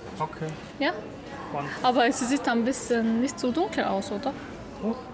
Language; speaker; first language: German; non-native, fluent; Korean